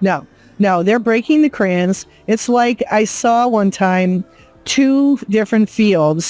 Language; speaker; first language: English; native; English